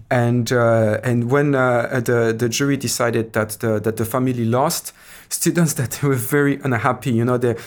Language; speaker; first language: English; non-native, fluent; French